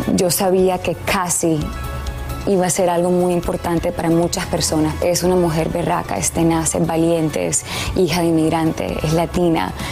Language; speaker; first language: Spanish; early bilingual, heritage; Spanish